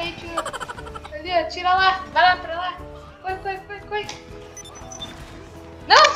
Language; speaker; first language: Portuguese; native; Portuguese